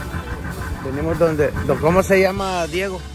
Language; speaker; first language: Spanish; native; Spanish